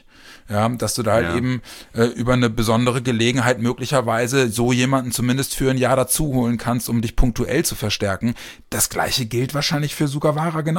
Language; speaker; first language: German; native; German